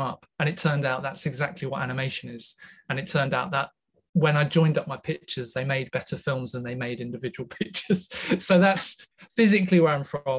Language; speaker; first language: English; native; English